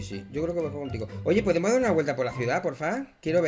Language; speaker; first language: Spanish; native; Spanish